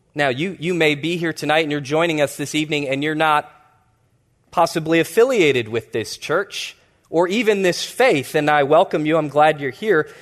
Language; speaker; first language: English; native; English